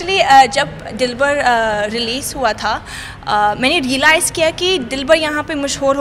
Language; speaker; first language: Hindi; non-native, learner; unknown